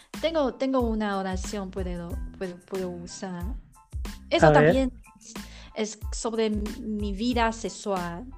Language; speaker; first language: Spanish; non-native, learner; Chinese